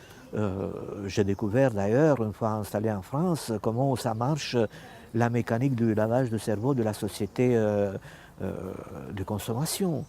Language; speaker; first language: French; non-native, fluent; Romanian